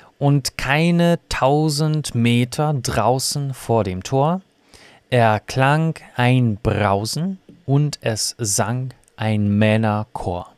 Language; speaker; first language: German; non-native, fluent; Russian